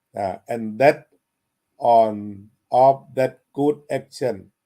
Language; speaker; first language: English; non-native, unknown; Thai